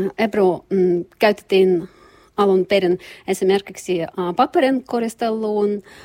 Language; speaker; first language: Finnish; non-native, learner; Russian